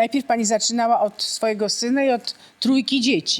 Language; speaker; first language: Polish; native; Polish